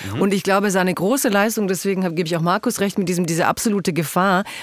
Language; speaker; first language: German; early bilingual, other home language; Croatian